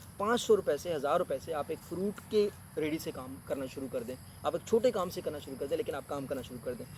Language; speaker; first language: Urdu; non-native, local second language; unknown